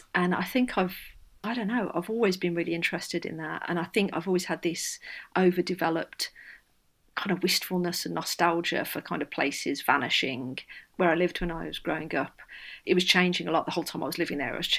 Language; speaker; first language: English; native; English